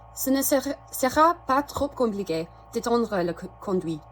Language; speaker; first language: French; non-native, fluent; English